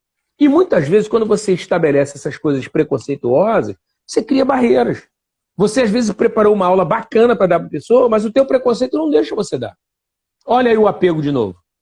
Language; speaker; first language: Portuguese; native; Portuguese